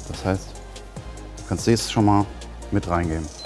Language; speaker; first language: German; native; German